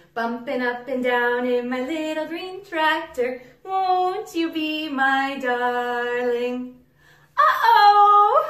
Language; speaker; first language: English; native; English